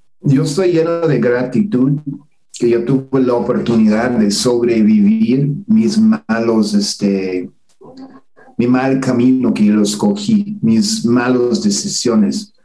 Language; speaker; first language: Spanish; non-native, fluent; English